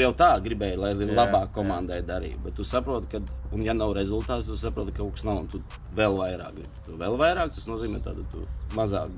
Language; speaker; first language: Latvian; non-native, local second language; Russian